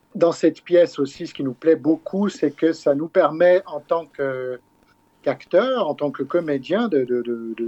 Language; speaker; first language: French; native; French